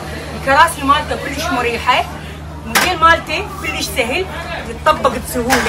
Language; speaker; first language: Arabic; native; Arabic